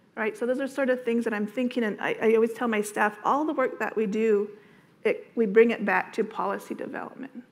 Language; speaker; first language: English; native; English